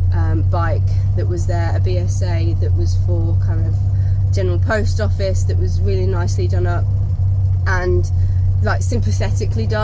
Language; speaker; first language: English; native; English